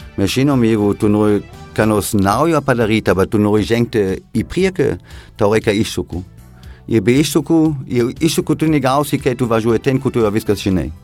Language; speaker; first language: Lithuanian; non-native, fluent; German